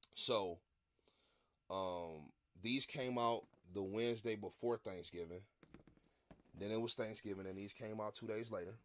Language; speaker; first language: English; native; English